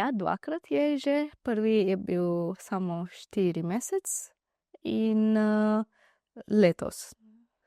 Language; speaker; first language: Slovenian; non-native, learner; Divehi